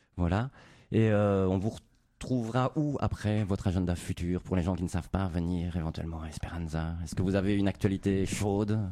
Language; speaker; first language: French; native; French